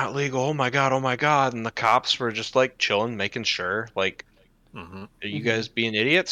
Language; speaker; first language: English; native; English